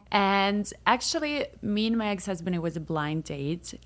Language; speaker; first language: English; non-native, fluent; Russian